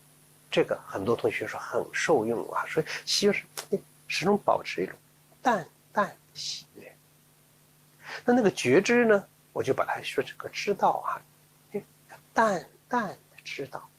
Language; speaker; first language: Chinese; native; Chinese